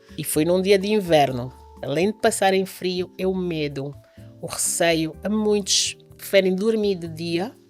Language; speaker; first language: Portuguese; native; Portuguese